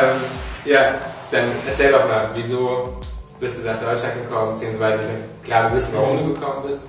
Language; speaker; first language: German; native; German